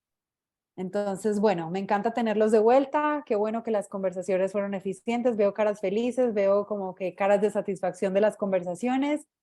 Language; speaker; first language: Spanish; native; Spanish